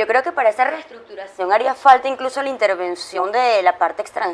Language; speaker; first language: Spanish; native; Spanish